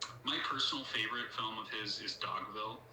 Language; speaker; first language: English; native; English